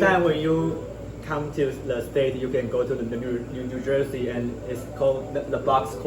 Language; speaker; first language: English; non-native, learner; Chinese